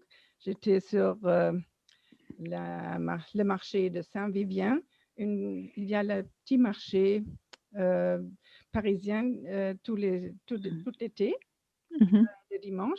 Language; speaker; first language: French; non-native, learner; German